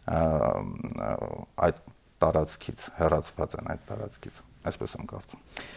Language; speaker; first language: Armenian; native; Armenian